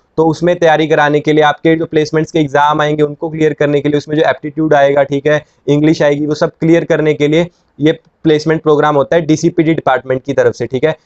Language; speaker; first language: Hindi; native; Hindi